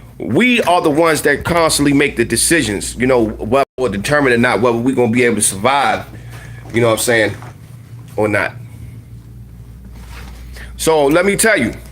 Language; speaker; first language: English; native; English